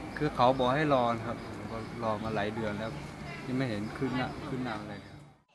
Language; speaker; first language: Thai; non-native, local second language; Lahu